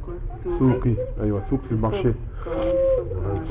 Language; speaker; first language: Arabic; non-native, fluent; French